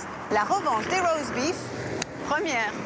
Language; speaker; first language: French; native; French